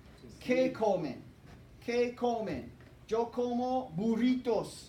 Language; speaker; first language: Spanish; non-native, fluent; English